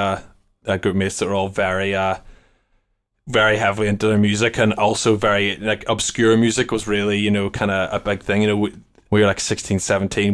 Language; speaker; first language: English; native; English